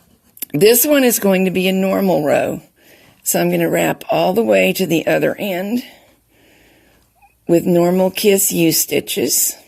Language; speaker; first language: English; native; English